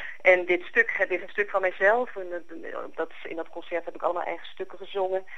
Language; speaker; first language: Dutch; native; Dutch